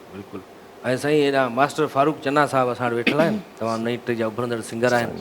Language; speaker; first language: Sindhi; native; Sindhi